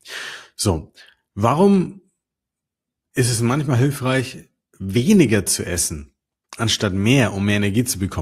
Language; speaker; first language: German; native; German